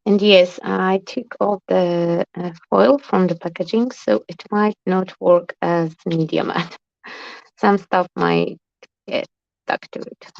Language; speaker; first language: English; non-native, fluent; Polish